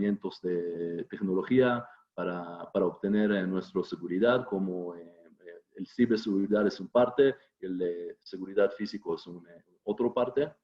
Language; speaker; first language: Spanish; non-native, fluent; Hebrew